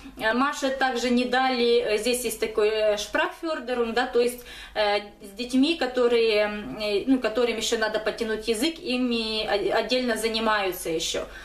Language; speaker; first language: Russian; native; Russian